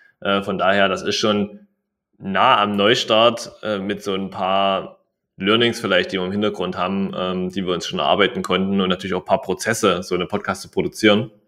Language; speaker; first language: German; native; German